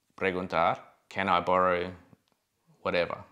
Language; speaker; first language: Spanish; non-native, learner; English